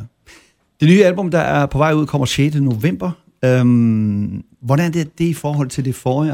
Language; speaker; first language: Danish; native; Danish